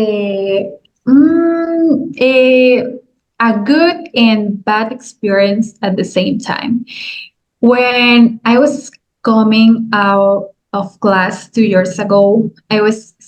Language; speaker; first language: English; non-native, learner; Spanish